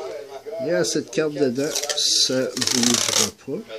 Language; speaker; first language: French; native; French